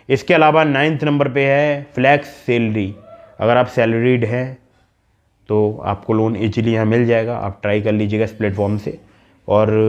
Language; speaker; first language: Hindi; native; Hindi